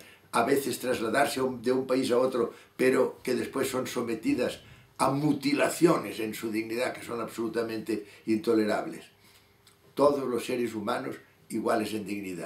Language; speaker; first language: Spanish; native; Spanish